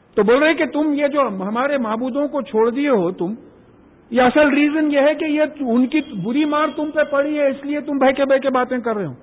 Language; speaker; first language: Urdu; native; Urdu